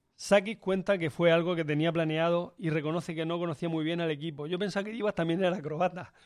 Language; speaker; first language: Spanish; native; Spanish